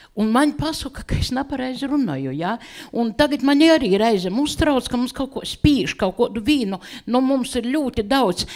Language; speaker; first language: Latvian; native; Latvian